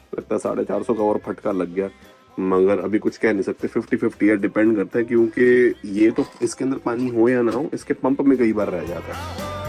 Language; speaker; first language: Hindi; non-native, local second language; Punjabi